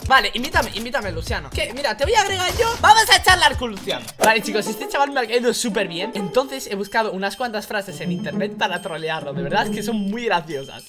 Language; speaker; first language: Spanish; native; Spanish